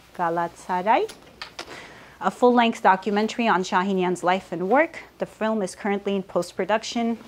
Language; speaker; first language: English; early bilingual, other home language; Armenian